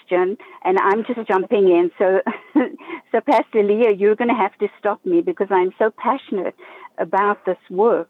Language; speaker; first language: English; native; English